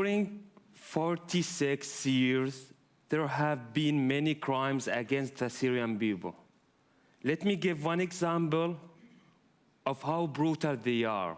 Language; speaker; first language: English; non-native, fluent; Arabic